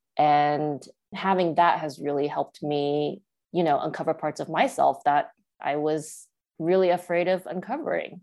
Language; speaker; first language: English; early bilingual, other home language; Chinese